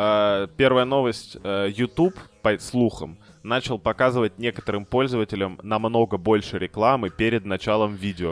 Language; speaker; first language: Russian; native; Russian